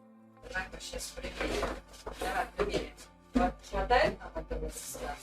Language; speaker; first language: Russian; native; Russian